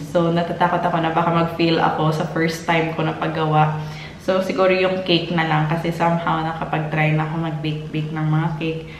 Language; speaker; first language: Filipino; non-native, local second language; Hiligaynon